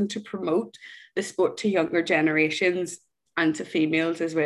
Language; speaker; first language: English; native; English